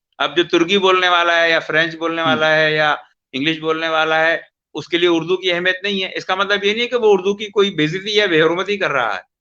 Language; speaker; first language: Urdu; non-native, local second language; Sindhi